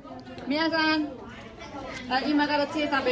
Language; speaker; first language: Japanese; non-native, learner; Nepali